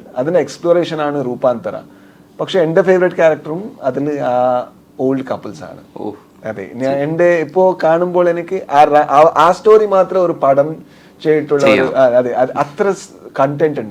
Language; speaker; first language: Malayalam; non-native, local second language; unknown